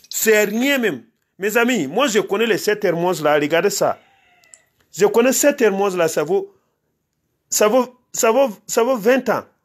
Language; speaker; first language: French; non-native, local second language; Mossi